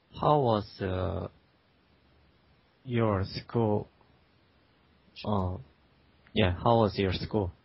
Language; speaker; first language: English; non-native, learner; Korean